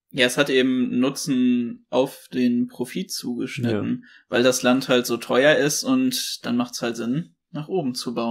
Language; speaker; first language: German; native; German